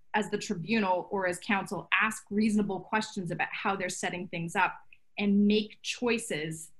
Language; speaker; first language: English; native; English